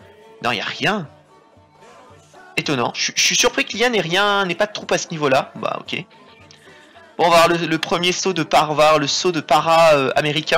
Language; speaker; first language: French; native; French